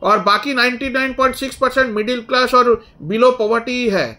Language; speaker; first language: Hindi; non-native, local second language; Bangla